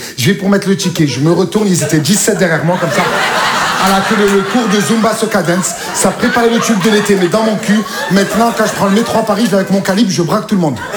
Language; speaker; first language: French; native; French